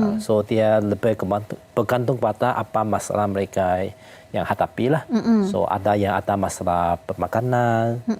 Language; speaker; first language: Malay; non-native, local second language; Chinese